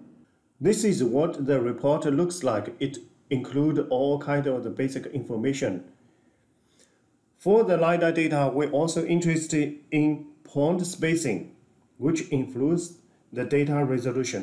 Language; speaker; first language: English; non-native, fluent; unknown